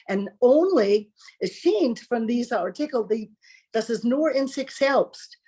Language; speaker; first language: German; non-native, learner; English